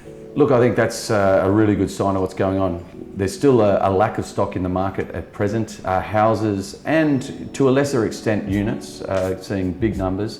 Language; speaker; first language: English; native; English